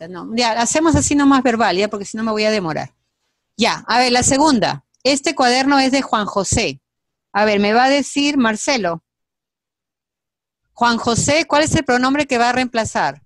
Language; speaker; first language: Spanish; native; Spanish